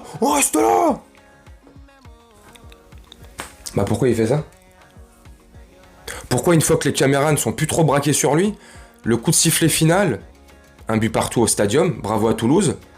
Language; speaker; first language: French; native; French